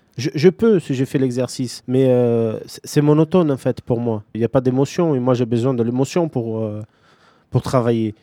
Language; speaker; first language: French; non-native, fluent; Portuguese